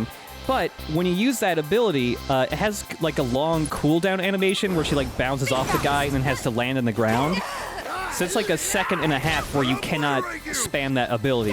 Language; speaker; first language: English; native; English